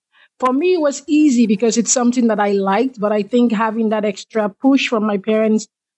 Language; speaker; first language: English; non-native, local second language; Igbo